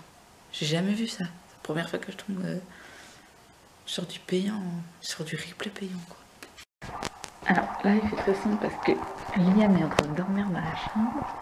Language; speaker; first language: French; native; French